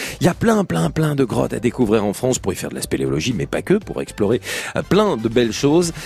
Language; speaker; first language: French; native; French